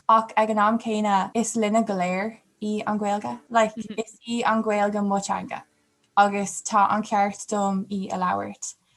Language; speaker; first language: Irish; non-native, local second language; English